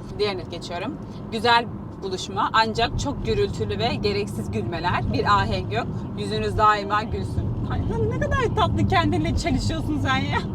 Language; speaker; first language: Turkish; native; Turkish